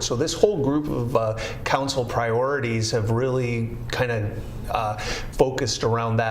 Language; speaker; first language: English; native; English